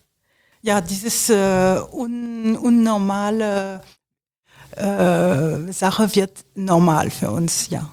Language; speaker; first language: German; non-native, fluent; French